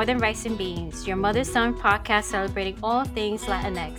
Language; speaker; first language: English; early bilingual, other home language; Spanish